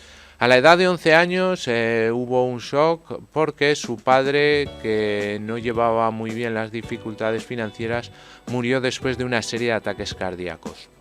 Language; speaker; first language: Spanish; native; Spanish